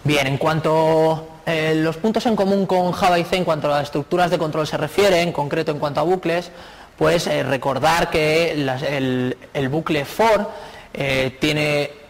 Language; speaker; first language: Spanish; native; Spanish